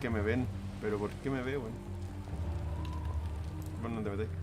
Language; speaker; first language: Spanish; native; Spanish